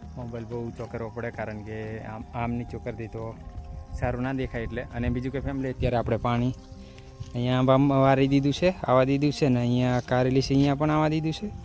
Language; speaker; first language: Gujarati; native; Gujarati